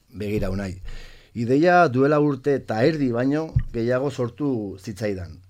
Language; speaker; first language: Basque; non-native, local second language; Spanish